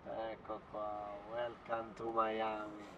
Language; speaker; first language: Italian; native; Italian